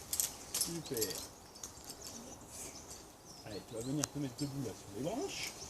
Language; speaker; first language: French; native; French